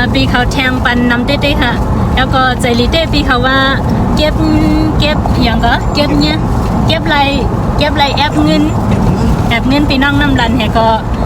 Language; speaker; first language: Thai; non-native, local second language; Shan